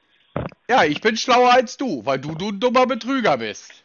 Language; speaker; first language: German; native; German